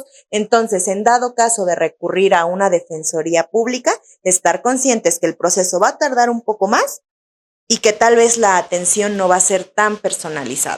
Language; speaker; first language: Spanish; native; Spanish